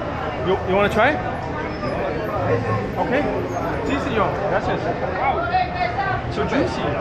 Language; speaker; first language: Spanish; non-native, learner; German